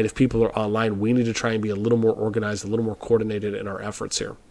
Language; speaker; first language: English; native; English